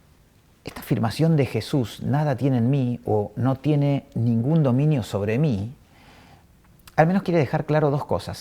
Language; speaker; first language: Spanish; native; Spanish